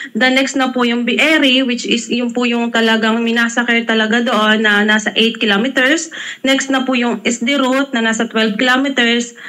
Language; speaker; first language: Filipino; native; Filipino